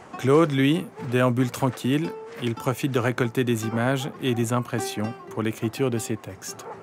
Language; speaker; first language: French; native; French